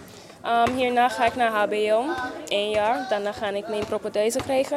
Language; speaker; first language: Dutch; non-native, local second language; English